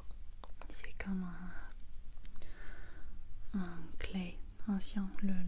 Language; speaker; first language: French; non-native, learner; English